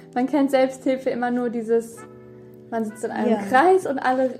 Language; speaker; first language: German; early bilingual, other home language; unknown